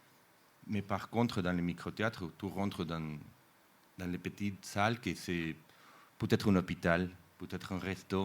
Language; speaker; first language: French; non-native, fluent; Spanish